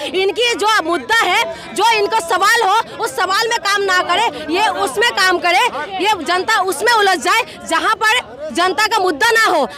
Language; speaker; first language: Hindi; non-native, local second language; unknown